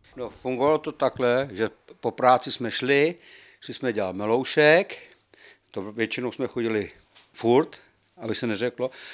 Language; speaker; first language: Czech; native; Czech